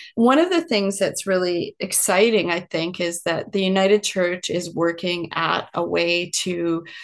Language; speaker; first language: English; native; English